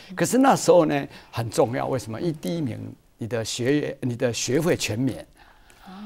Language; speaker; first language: Chinese; native; Chinese